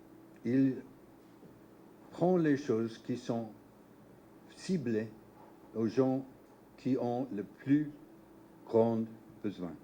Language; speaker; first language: French; non-native, learner; English